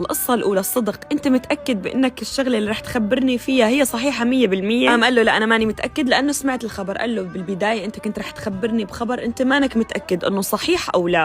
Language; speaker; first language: Arabic; native; Arabic